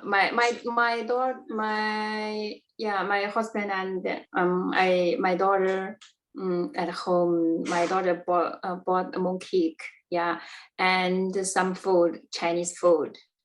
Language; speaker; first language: English; non-native, learner; Chinese